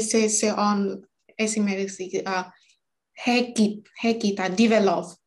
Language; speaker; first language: Finnish; non-native, learner; Vietnamese